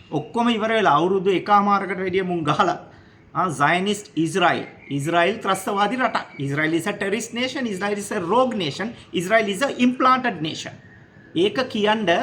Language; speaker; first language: Sinhala; non-native, local second language; Tamil